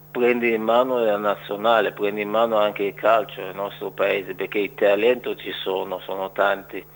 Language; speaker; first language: Italian; non-native, fluent; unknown